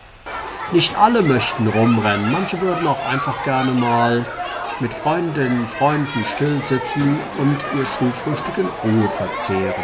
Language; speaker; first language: German; native; German